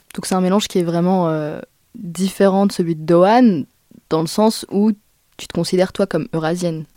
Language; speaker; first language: French; native; French